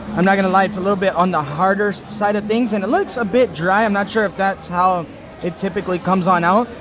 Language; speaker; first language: English; native; English